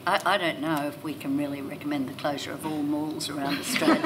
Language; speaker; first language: English; native; English